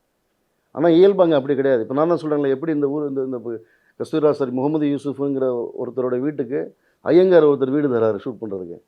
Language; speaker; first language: Tamil; native; Tamil